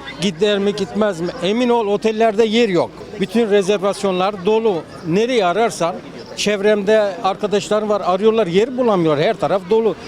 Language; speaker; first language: Turkish; native; Turkish